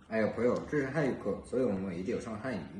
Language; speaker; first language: Chinese; non-native, learner; Mongolian